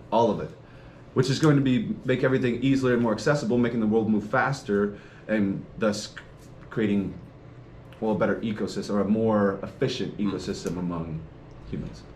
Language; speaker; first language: English; native; English